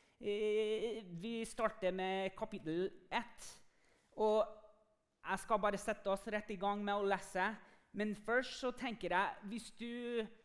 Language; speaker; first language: Norwegian; non-native, fluent; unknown